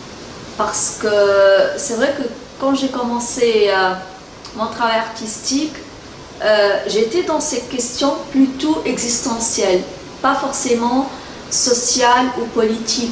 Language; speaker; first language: French; non-native, local second language; Arabic